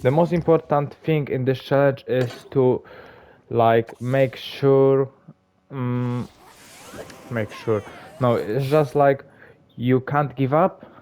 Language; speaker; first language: English; non-native, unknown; Polish